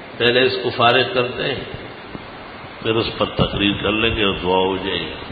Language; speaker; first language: Urdu; non-native, local second language; Pashto